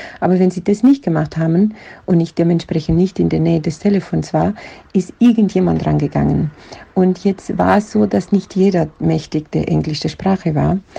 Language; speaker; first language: German; non-native, fluent; Romanian